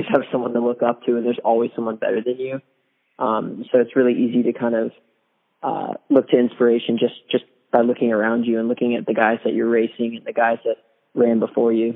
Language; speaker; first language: English; native; English